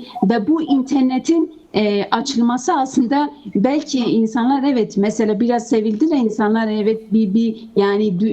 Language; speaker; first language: Turkish; non-native, fluent; Kurdish